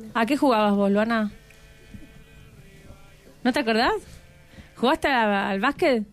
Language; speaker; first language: Spanish; native; Spanish